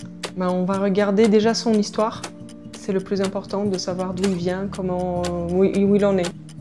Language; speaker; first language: French; native; French